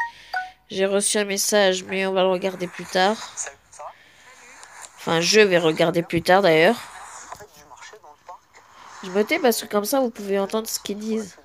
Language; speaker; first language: French; native; French